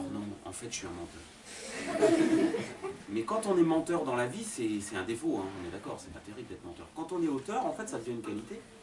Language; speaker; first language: French; native; French